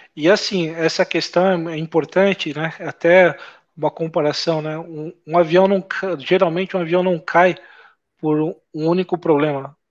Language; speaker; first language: Portuguese; native; Portuguese